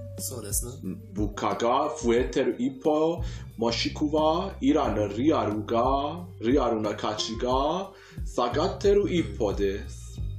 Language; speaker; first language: Japanese; non-native, fluent; Persian